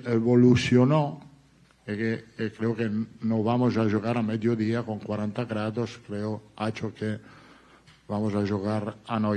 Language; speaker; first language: Portuguese; non-native, fluent; Italian